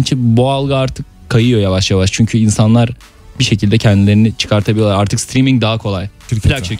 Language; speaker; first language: Turkish; native; Turkish